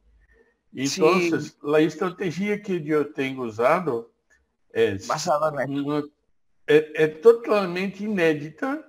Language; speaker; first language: Spanish; non-native, learner; Portuguese